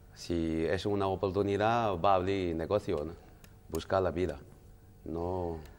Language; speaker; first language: Spanish; non-native, learner; Chinese